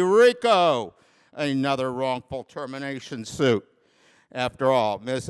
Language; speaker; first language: English; native; English